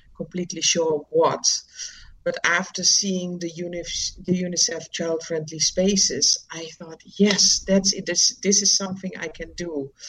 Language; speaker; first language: English; non-native, fluent; Dutch